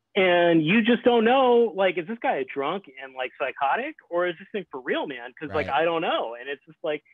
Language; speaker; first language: English; native; English